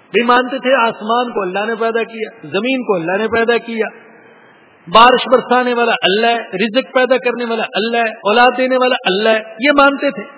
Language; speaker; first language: Urdu; non-native, local second language; Punjabi